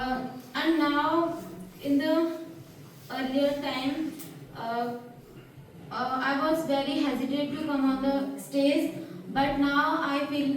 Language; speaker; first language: English; non-native, learner; Hindi